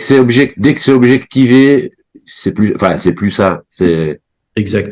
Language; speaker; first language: French; native; French